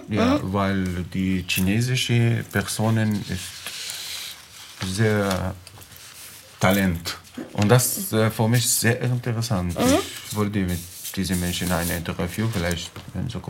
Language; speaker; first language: German; non-native, learner; Arabic